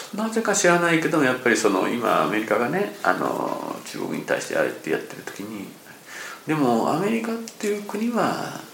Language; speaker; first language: Japanese; native; Japanese